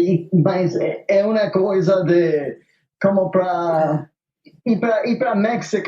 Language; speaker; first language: Portuguese; non-native, learner; Spanish